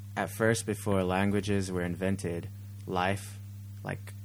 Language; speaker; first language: English; native; English